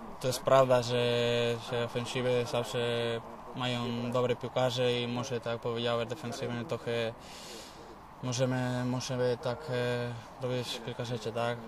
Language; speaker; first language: Polish; non-native, learner; Spanish